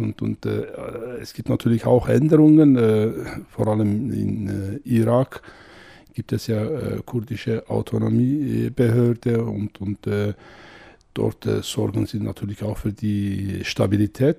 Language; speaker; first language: German; non-native, fluent; Kurdish